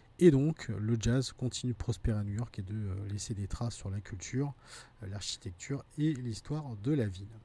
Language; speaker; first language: French; native; French